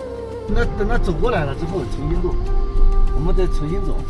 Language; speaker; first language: Chinese; native; Chinese